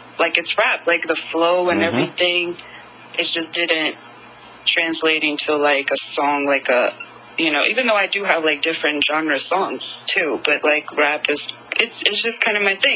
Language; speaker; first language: English; non-native, fluent; Russian